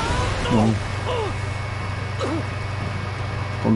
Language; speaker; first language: Spanish; native; Spanish